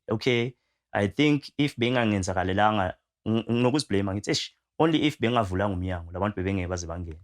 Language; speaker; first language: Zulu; native; Zulu